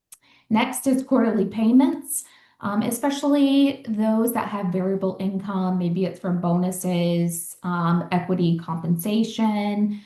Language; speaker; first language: English; native; English